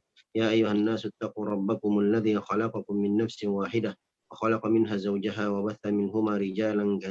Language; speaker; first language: Arabic; non-native, fluent; Indonesian